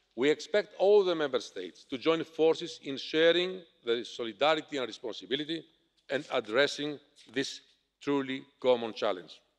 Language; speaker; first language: English; non-native, fluent; Greek